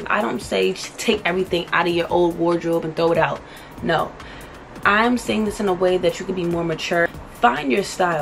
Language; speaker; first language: English; native; English